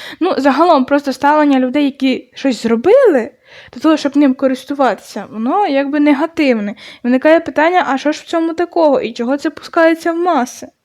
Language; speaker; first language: Ukrainian; non-native, local second language; Russian